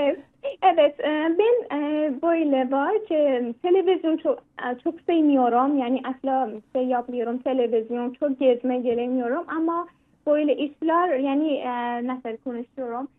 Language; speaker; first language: Turkish; non-native, learner; Persian